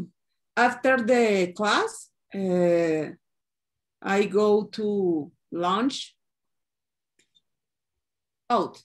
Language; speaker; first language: English; non-native, learner; Spanish